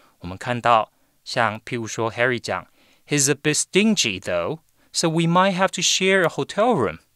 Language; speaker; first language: English; non-native, fluent; Chinese